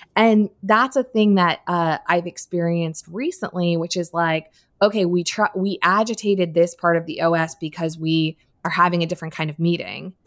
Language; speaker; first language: English; native; English